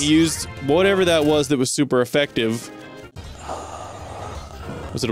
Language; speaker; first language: English; native; English